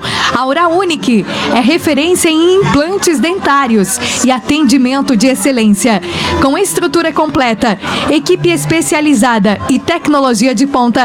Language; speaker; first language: Portuguese; native; Portuguese